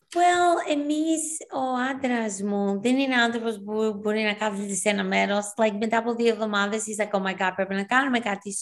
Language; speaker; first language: Greek; early bilingual, heritage; Greek